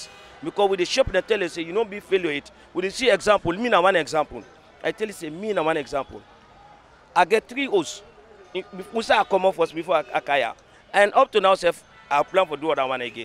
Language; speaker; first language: English; non-native, local second language; Krio